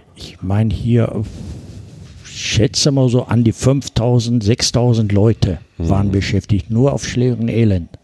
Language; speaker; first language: German; early bilingual, other home language; Turkish